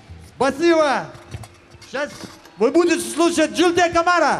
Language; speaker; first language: Russian; non-native, learner; English